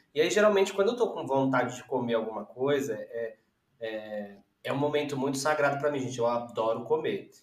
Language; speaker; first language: Portuguese; native; Portuguese